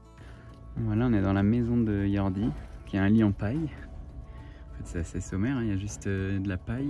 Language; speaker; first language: French; native; French